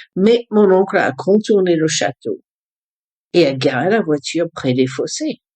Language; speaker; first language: French; early bilingual, other home language; English